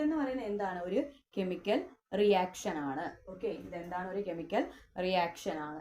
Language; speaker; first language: Malayalam; native; Malayalam